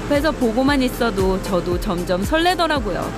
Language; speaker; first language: Korean; native; Korean